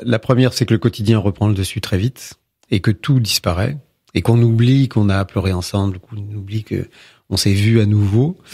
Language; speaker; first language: French; native; French